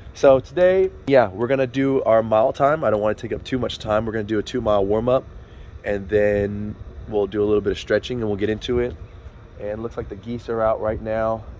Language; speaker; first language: English; native; English